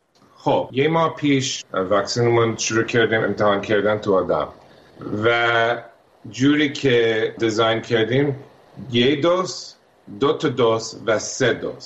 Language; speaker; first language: Persian; early bilingual, heritage; Persian